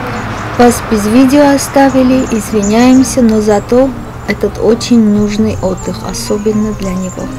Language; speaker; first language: Russian; non-native, fluent; Armenian